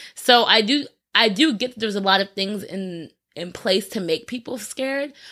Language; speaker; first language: English; native; English